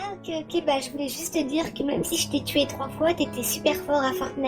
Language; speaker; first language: French; native; French